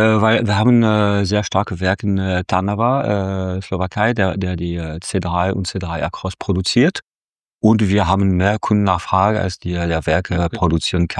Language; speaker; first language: German; non-native, fluent; French